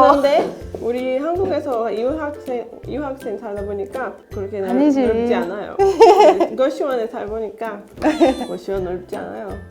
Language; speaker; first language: Korean; non-native, learner; Portuguese